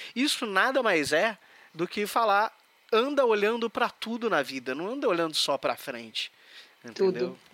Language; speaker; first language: Portuguese; native; Portuguese